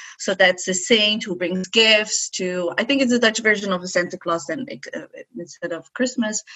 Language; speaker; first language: English; non-native, fluent; Arabic